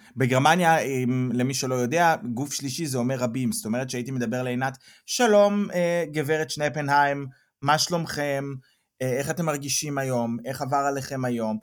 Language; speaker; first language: Hebrew; native; Hebrew